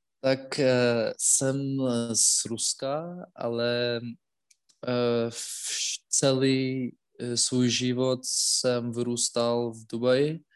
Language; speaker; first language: Czech; non-native, learner; Russian